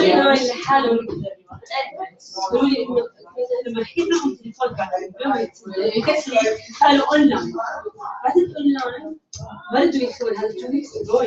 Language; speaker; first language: Arabic; native; Arabic